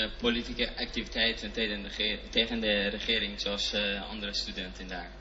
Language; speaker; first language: Dutch; non-native, fluent; Persian